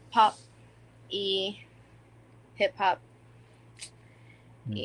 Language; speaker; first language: Spanish; non-native, learner; English